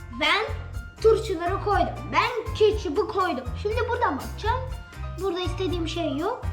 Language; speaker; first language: Turkish; early bilingual, heritage; Turkish